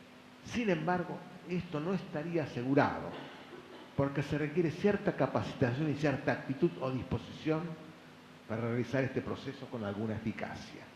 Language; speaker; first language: Spanish; native; Spanish